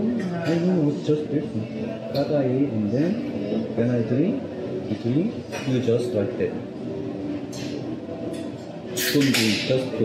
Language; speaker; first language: English; non-native, learner; Korean